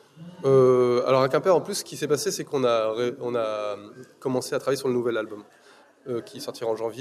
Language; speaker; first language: French; native; French